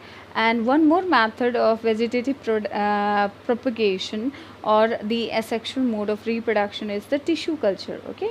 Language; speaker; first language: English; non-native, local second language; Hindi